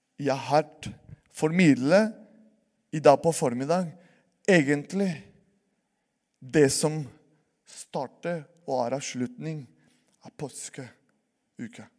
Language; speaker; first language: Norwegian; non-native, fluent; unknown